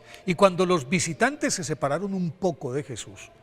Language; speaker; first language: Spanish; native; Spanish